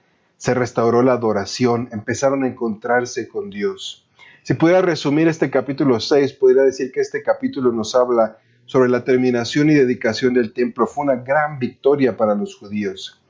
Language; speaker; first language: Spanish; native; Spanish